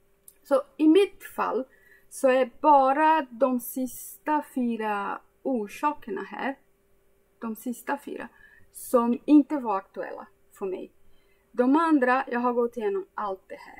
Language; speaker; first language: Swedish; non-native, fluent; Portuguese